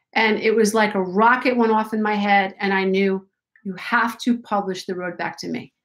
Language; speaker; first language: English; native; English